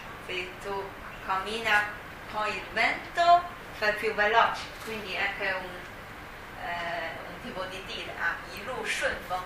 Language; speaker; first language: Italian; non-native, fluent; Chinese